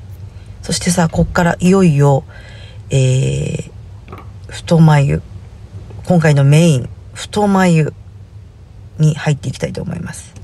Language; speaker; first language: Japanese; native; Japanese